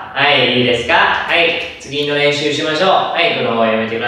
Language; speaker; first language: Japanese; non-native, fluent; Vietnamese